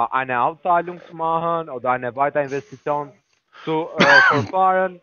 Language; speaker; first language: German; non-native, learner; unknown